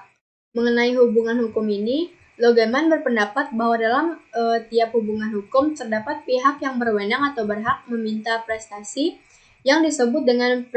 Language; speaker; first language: Indonesian; native; Indonesian